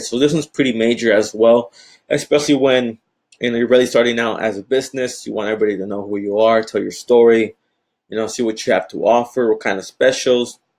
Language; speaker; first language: English; native; English